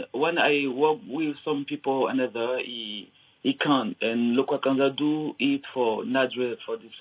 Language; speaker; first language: English; non-native, learner; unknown